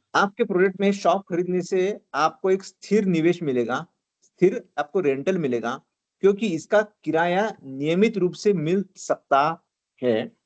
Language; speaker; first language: Hindi; non-native, local second language; Marathi